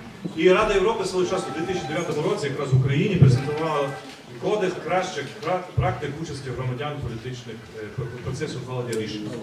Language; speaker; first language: Ukrainian; native; Ukrainian